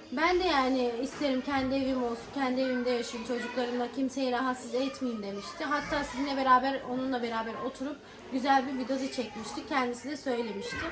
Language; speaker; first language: Turkish; native; Turkish